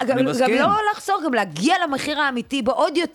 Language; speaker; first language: Hebrew; native; Hebrew